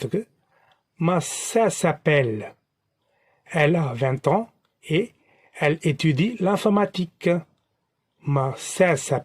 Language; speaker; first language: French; non-native, fluent; Tamil